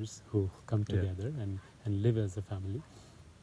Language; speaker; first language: English; non-native, local second language; Hindi